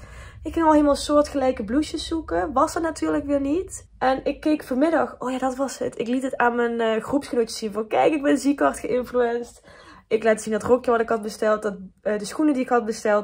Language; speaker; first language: Dutch; native; Dutch